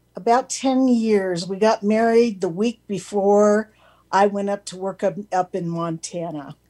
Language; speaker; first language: English; native; English